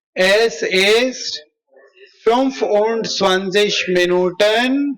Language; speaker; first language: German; non-native, learner; Hindi